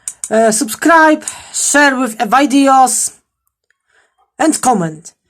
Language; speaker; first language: English; non-native, learner; Polish